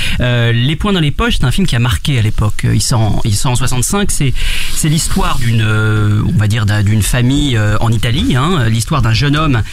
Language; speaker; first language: French; native; French